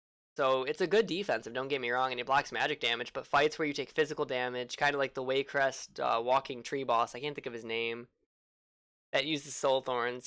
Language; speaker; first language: English; native; English